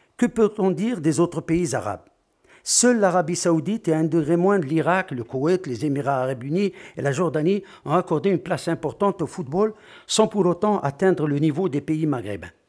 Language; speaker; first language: French; non-native, local second language; Arabic